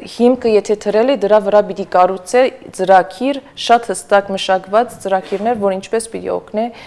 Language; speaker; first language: Armenian; native; Armenian